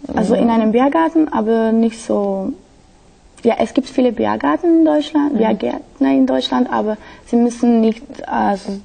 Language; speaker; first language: German; non-native, fluent; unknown